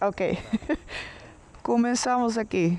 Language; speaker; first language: Portuguese; non-native, learner; Dutch